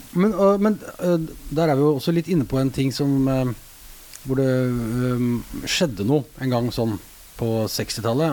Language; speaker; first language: Norwegian; native; Norwegian